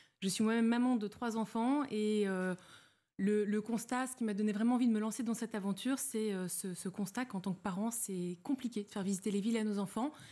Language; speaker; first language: French; native; French